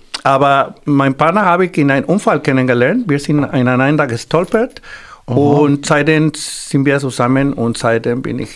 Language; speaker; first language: German; non-native, fluent; Spanish